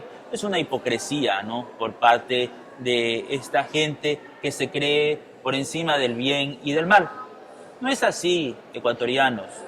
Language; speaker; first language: Spanish; native; Spanish